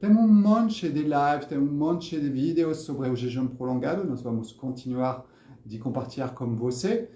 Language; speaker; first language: Portuguese; non-native, fluent; French